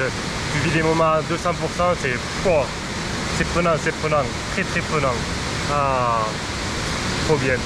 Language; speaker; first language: French; native; French